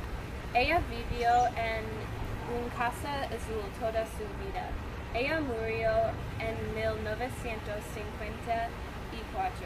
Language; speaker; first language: Spanish; non-native, learner; English